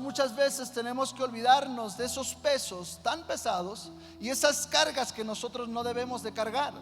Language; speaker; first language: Spanish; native; Spanish